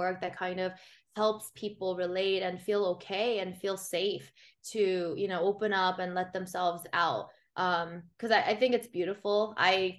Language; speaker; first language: English; early bilingual, other home language; Korean